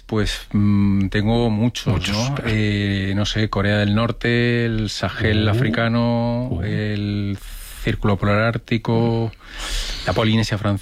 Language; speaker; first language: Spanish; native; Spanish